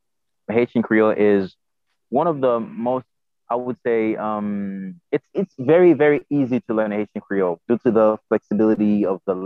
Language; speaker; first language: English; non-native, fluent; Haitian Creole